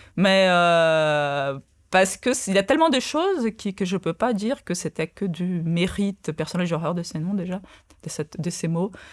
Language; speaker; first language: French; non-native, fluent; Portuguese